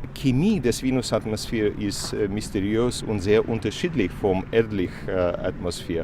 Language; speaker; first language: German; non-native, learner; Russian